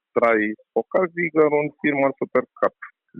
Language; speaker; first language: German; non-native, learner; Romanian